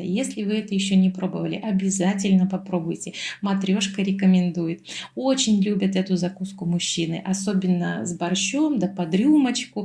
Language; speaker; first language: Russian; native; Russian